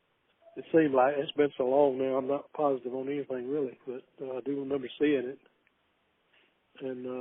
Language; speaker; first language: English; native; English